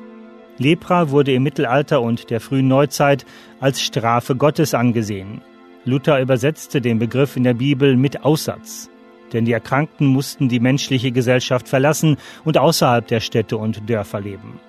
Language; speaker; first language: German; native; German